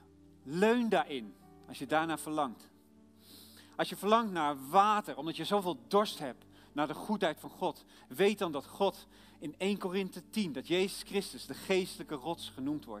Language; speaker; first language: Dutch; native; Dutch